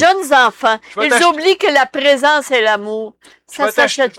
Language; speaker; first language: French; native; French